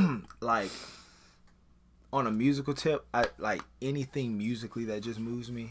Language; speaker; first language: English; native; English